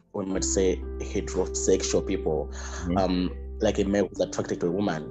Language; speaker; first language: English; non-native, local second language; Nyanja